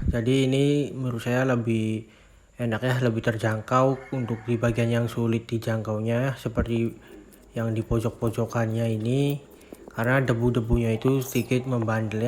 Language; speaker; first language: Indonesian; native; Indonesian